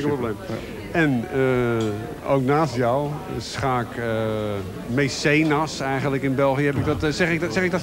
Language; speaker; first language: Dutch; native; Dutch